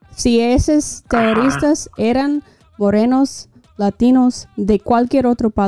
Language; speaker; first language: Spanish; non-native, fluent; English